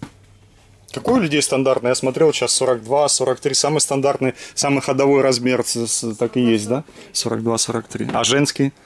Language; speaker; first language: Russian; native; Russian